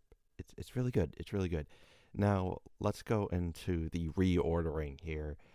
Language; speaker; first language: English; native; English